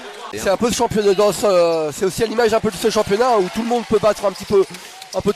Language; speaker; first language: French; native; French